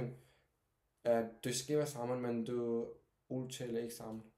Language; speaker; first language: Danish; non-native, learner; Turkish